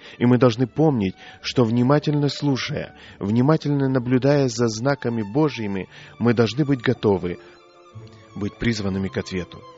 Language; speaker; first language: Russian; native; Russian